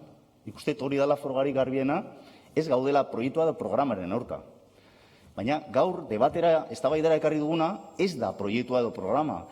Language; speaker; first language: Basque; non-native, local second language; Spanish